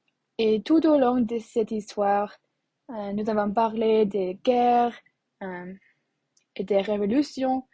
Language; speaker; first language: French; non-native, learner; English